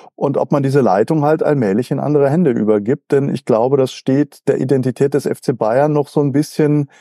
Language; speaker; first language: German; native; German